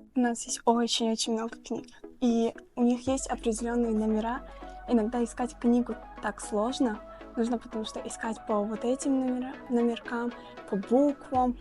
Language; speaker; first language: Russian; non-native, local second language; Tajik